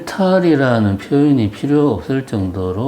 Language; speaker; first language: Korean; native; Korean